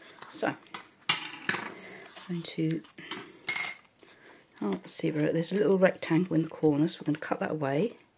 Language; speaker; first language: English; native; English